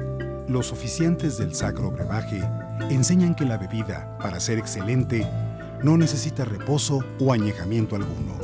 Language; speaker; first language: Spanish; native; Spanish